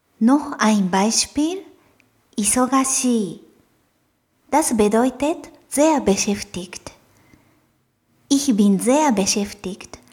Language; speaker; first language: German; non-native, fluent; Japanese